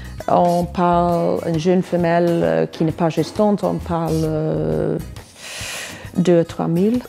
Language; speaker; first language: French; non-native, fluent; English